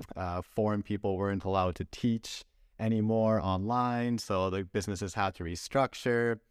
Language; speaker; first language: English; native; English